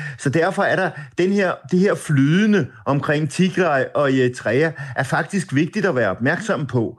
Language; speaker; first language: Danish; native; Danish